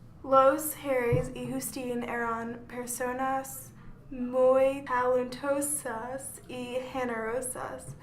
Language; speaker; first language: Spanish; non-native, learner; English